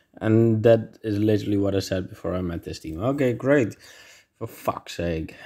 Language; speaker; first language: English; non-native, fluent; Dutch